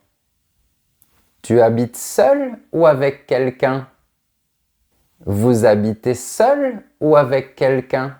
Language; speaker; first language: French; native; French